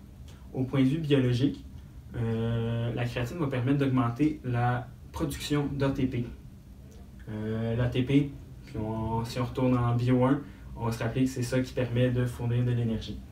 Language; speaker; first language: French; native; French